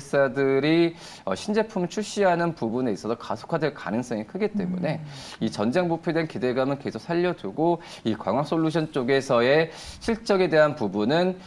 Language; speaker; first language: Korean; native; Korean